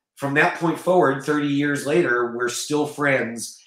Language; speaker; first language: English; native; English